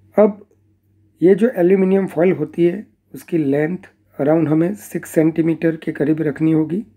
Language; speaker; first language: Hindi; non-native, local second language; Gujarati